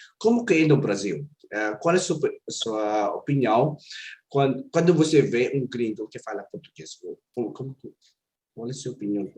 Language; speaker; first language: Portuguese; non-native, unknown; Filipino